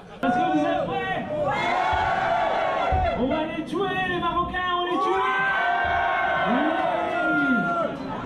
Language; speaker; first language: French; non-native, fluent; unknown